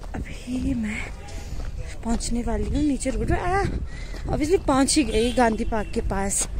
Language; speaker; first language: Hindi; native; Hindi